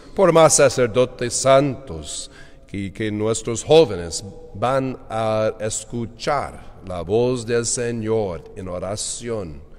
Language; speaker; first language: Spanish; non-native, learner; English